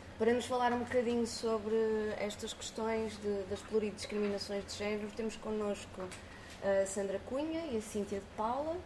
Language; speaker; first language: Portuguese; native; Portuguese